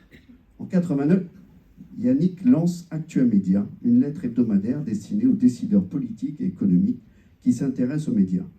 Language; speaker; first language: French; native; French